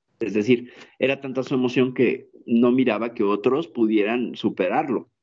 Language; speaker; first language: Spanish; native; Spanish